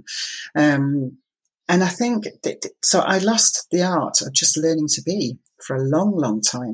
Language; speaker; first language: English; native; English